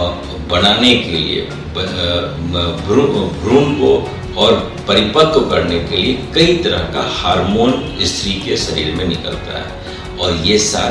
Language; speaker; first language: Hindi; native; Hindi